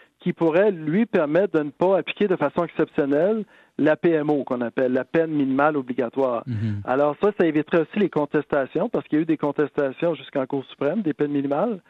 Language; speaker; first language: French; native; French